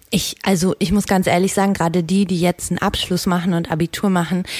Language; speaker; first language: German; native; German